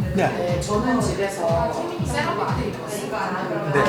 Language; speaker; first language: Korean; non-native, learner; Japanese